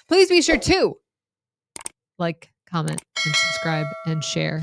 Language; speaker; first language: English; native; English